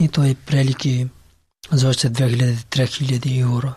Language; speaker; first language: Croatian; non-native, learner; Pashto